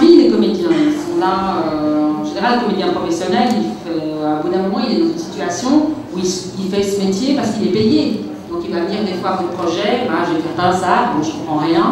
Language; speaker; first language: French; native; French